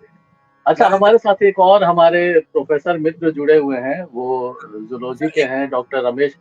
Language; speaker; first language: Hindi; native; Hindi